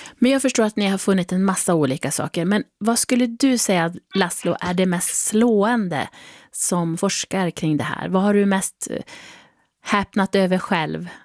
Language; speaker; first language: Swedish; native; Swedish